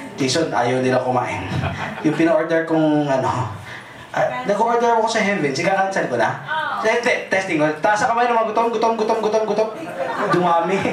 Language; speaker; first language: Filipino; non-native, local second language; Cebuano